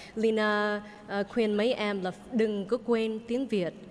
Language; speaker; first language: Vietnamese; early bilingual, heritage; Vietnamese